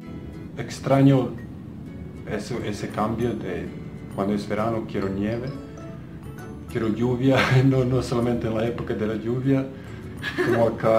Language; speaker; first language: Spanish; non-native, fluent; Bosnian